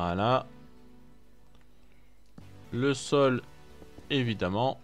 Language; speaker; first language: French; native; French